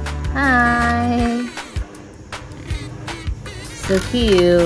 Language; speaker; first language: English; non-native, learner; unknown